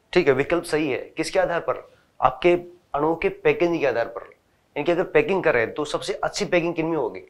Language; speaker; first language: Hindi; native; Hindi